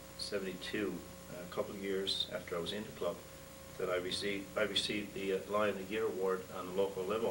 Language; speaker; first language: English; native; English